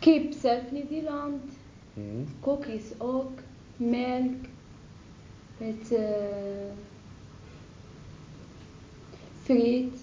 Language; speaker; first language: Dutch; non-native, learner; Arabic